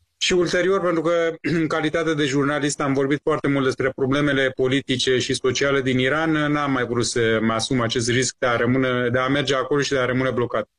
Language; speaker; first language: Romanian; early bilingual, other home language; Persian